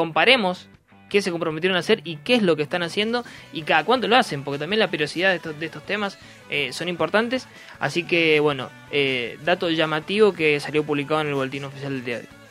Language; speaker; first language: Spanish; native; Spanish